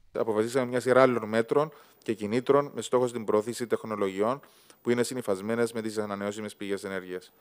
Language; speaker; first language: Greek; native; Greek